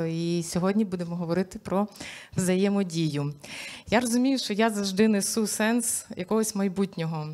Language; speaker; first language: Ukrainian; native; Ukrainian